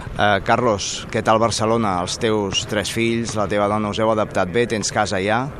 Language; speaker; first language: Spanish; non-native, local second language; Catalan